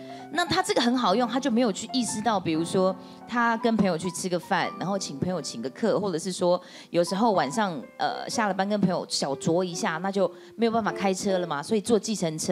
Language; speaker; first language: Chinese; native; Chinese